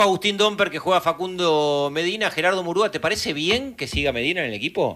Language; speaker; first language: Spanish; native; Spanish